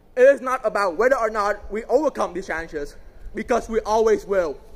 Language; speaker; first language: English; non-native, fluent; Vietnamese